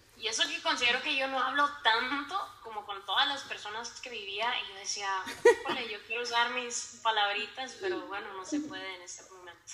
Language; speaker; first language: Spanish; native; Spanish